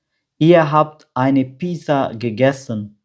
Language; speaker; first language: German; non-native, fluent; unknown